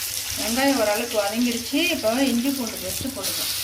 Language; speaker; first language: Tamil; native; Tamil